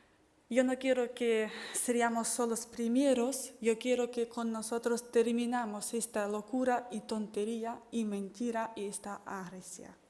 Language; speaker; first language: Spanish; non-native, fluent; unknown